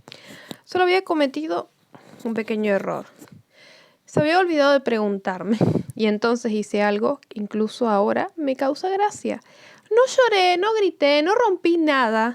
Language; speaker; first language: Spanish; native; Spanish